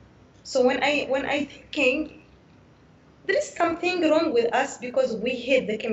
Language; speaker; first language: English; non-native, learner; Arabic